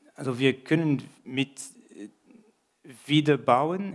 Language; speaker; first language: German; non-native, learner; French